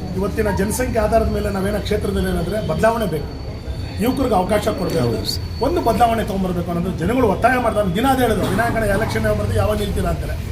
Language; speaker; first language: Kannada; non-native, local second language; Tamil